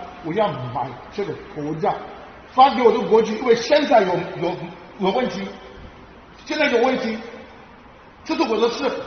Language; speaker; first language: Chinese; non-native, learner; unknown